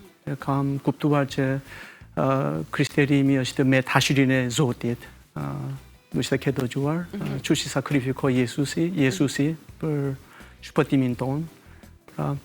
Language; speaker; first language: Albanian; non-native, fluent; Korean